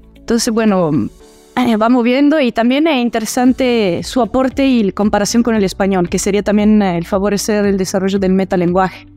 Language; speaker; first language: Spanish; early bilingual, heritage; Italian